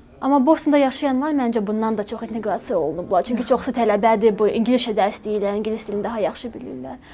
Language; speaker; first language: Azerbaijani; native; Azerbaijani